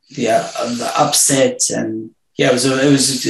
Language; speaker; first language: English; native; English